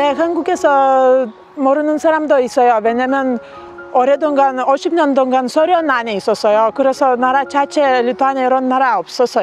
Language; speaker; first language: Korean; non-native, learner; Lithuanian